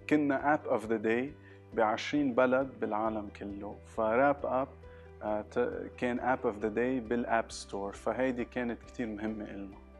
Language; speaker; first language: Arabic; early bilingual, heritage; Arabic